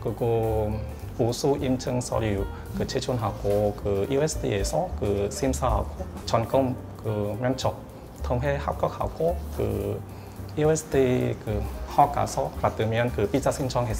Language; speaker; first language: Korean; non-native, learner; Vietnamese